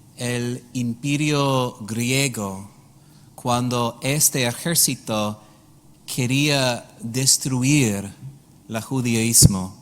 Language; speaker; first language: Spanish; non-native, learner; English